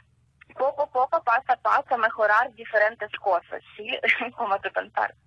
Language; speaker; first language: Spanish; non-native, learner; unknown